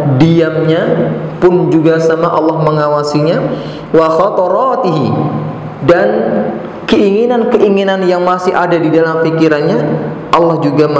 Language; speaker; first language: Indonesian; native; Indonesian